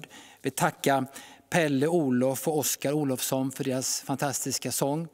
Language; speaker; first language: Swedish; native; Swedish